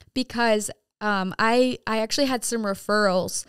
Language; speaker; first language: English; native; English